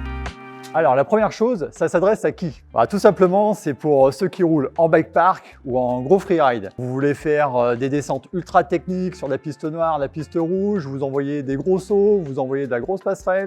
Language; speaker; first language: French; native; French